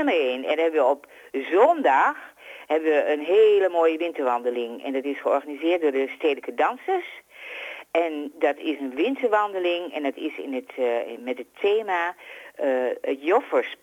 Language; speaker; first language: Dutch; native; Dutch